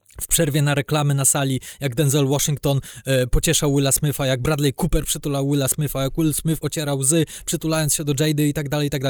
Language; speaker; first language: Polish; native; Polish